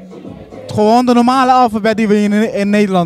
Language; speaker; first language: Dutch; native; Dutch